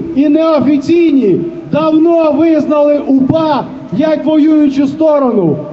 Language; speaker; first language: Ukrainian; native; Ukrainian